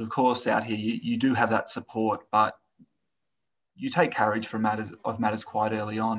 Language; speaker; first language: English; native; English